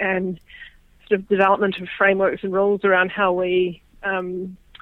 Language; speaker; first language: English; native; English